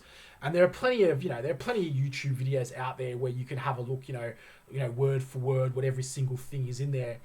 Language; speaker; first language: English; native; English